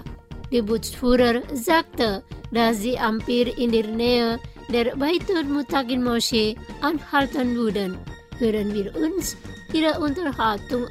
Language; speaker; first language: German; non-native, fluent; Indonesian